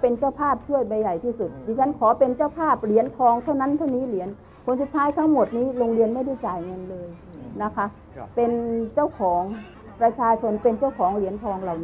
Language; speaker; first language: Thai; native; Thai